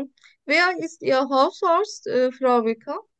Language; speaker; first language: German; non-native, learner; Turkish